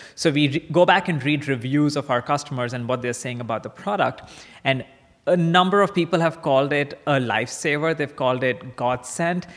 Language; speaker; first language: English; non-native, local second language; Bangla